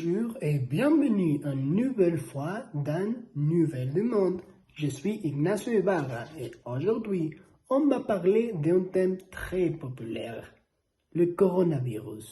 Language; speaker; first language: French; non-native, learner; Spanish